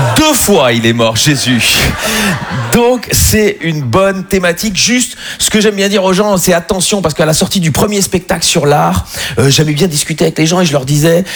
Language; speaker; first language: French; native; French